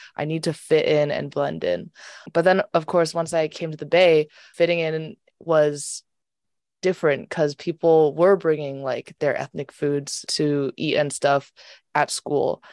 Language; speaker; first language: English; native; English